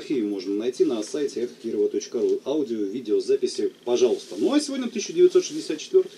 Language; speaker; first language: Russian; native; Russian